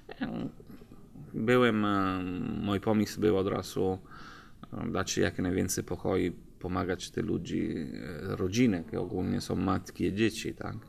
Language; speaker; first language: Polish; non-native, learner; Italian